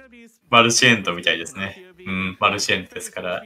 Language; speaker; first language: Japanese; native; Japanese